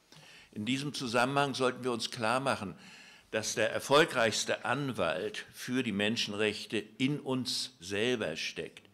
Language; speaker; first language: German; native; German